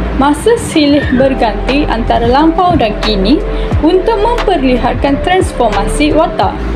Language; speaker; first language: Malay; non-native, local second language; Tamil